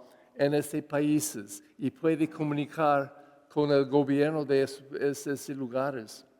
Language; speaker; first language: Spanish; non-native, fluent; English